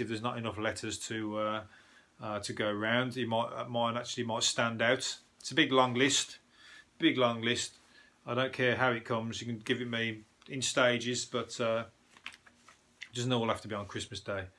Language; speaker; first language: English; native; English